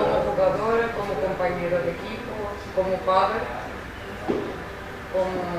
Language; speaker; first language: Spanish; non-native, learner; Portuguese